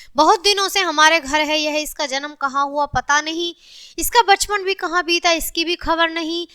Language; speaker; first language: Hindi; native; Hindi